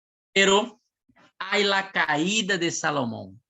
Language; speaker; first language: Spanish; non-native, fluent; Portuguese